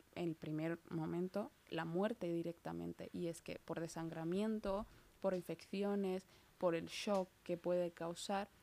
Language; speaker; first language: Spanish; early bilingual, other home language; Somali